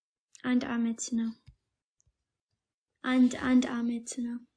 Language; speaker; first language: Amharic; non-native, learner; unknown